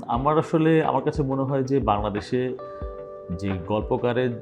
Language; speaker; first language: Bangla; native; Bangla